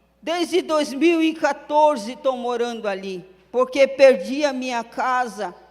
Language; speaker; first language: Portuguese; non-native, local second language; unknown